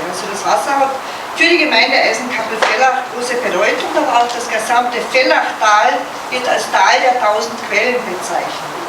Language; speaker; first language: German; native; German